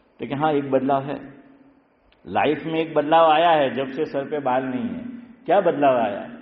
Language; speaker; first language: Urdu; non-native, local second language; Gujarati